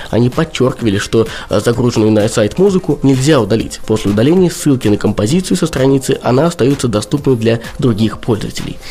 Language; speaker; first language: Russian; native; Russian